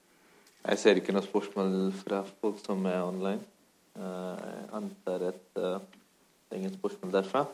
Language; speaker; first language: Norwegian; non-native, fluent; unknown